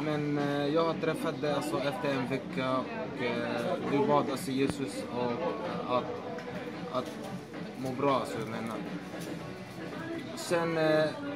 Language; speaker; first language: Swedish; non-native, learner; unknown